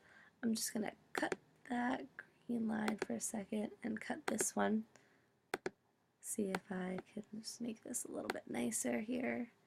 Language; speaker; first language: English; native; English